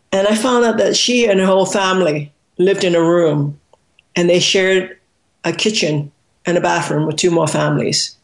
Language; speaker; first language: English; non-native, local second language; Cantonese